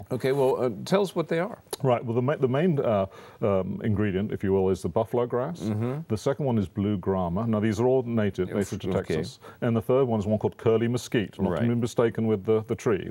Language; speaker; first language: English; native; English